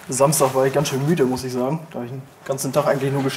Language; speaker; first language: German; native; German